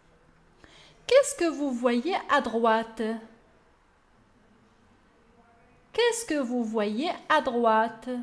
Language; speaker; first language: French; non-native, local second language; Arabic